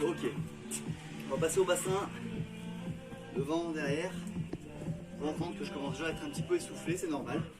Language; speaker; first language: French; native; French